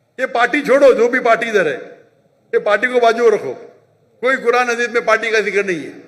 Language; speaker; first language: Hindi; non-native, local second language; Konkani